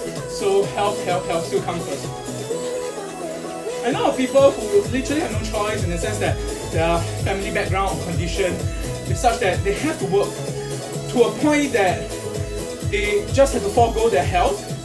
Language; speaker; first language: English; non-native, local second language; Chinese